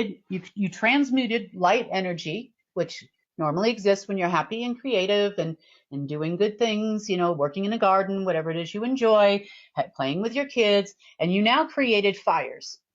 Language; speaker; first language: English; native; English